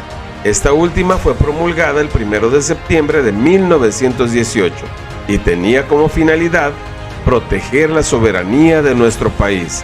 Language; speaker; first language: Spanish; native; Spanish